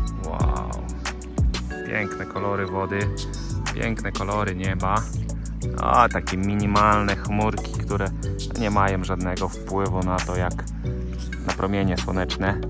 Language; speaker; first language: Polish; native; Polish